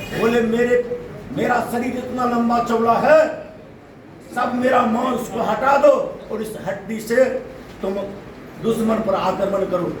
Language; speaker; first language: Hindi; native; Hindi